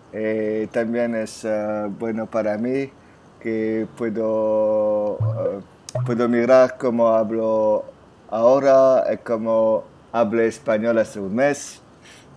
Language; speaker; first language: Spanish; non-native, learner; French